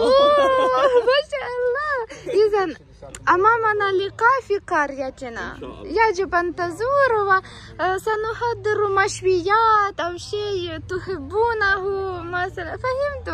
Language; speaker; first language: Arabic; non-native, fluent; Ukrainian